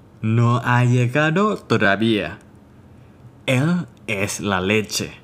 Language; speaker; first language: Spanish; non-native, fluent; Thai